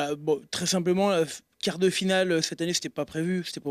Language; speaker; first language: French; native; French